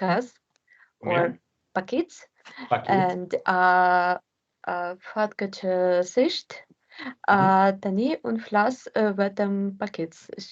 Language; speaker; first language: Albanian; non-native, learner; English